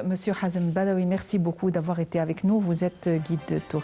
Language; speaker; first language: French; non-native, local second language; Arabic